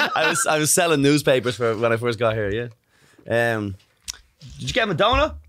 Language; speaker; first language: English; native; English